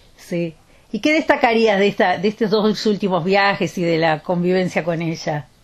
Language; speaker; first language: Spanish; native; Spanish